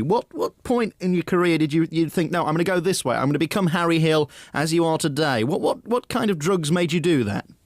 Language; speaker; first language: English; native; English